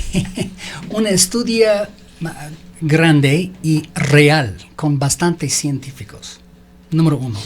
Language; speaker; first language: Spanish; non-native, learner; English